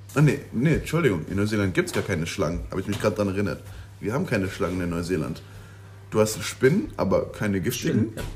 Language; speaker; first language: German; non-native, local second language; Luxembourgish